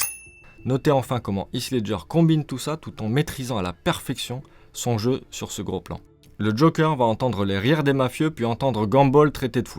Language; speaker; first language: French; native; French